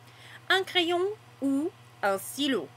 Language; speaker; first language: French; non-native, fluent; English